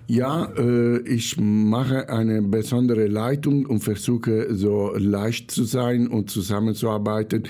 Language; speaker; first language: German; non-native, fluent; Italian